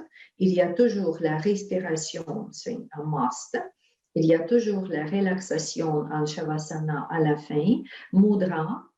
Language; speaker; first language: French; non-native, fluent; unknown